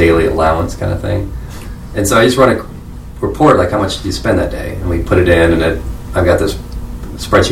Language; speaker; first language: English; native; English